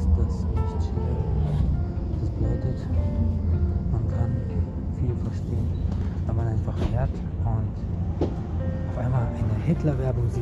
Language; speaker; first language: German; non-native, fluent; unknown